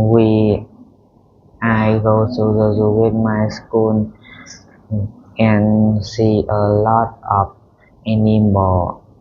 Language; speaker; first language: English; non-native, learner; Vietnamese